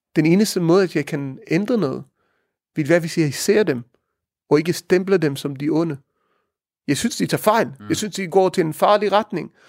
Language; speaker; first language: Danish; early bilingual, heritage; Danish